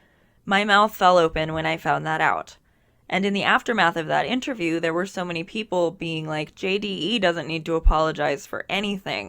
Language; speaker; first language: English; native; English